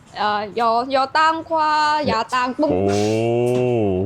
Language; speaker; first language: Korean; non-native, learner; Vietnamese